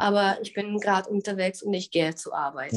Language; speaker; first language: German; non-native, fluent; Czech